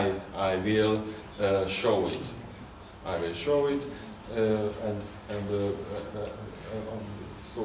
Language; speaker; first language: English; non-native, learner; Hungarian